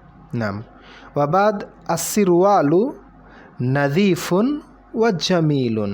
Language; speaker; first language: Arabic; non-native, fluent; Bangla